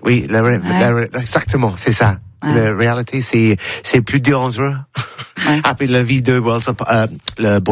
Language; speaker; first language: French; non-native, learner; English